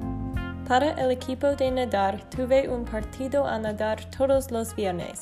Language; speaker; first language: Spanish; non-native, learner; English